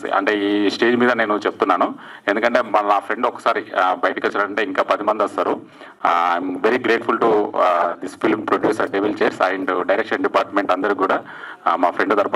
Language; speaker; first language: Telugu; native; Telugu